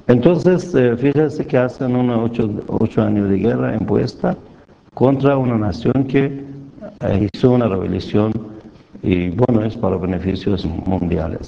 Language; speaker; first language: Spanish; non-native, fluent; Persian